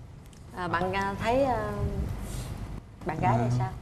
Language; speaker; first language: Vietnamese; native; Vietnamese